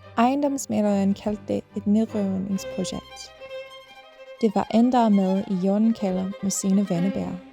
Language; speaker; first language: Danish; non-native, fluent; English